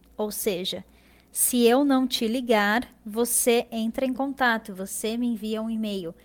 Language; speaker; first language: Portuguese; native; Portuguese